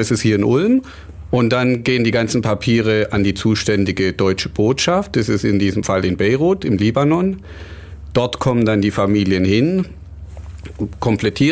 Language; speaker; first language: German; native; German